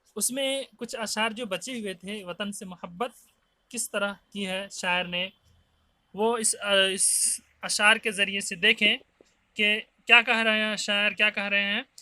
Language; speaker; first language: Urdu; native; Urdu